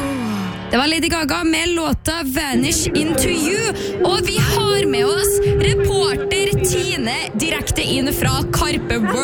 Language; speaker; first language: Norwegian; native; Norwegian